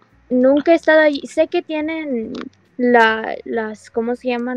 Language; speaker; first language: Spanish; native; Spanish